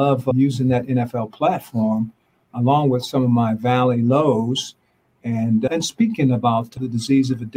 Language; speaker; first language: English; early bilingual, other home language; Spanish